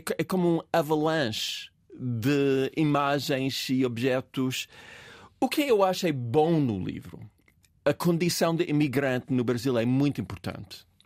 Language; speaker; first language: Portuguese; non-native, fluent; English